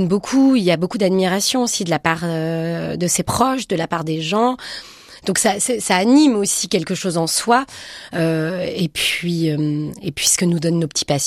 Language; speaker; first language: French; native; French